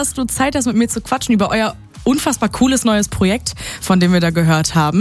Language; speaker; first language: German; native; German